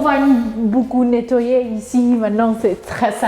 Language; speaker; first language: French; non-native, learner; Thai